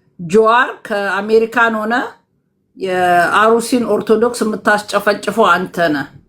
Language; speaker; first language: Amharic; native; Amharic